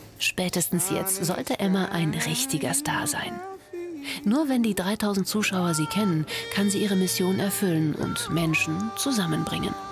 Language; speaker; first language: German; native; German